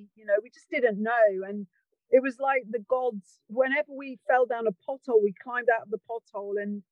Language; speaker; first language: English; native; English